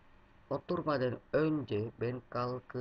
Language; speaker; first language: Turkish; non-native, learner; Indonesian